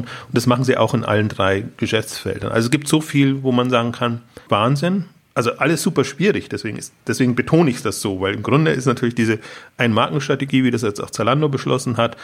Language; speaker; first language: German; native; German